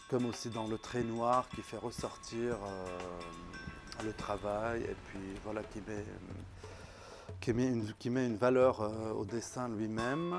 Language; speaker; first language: French; non-native, local second language; Arabic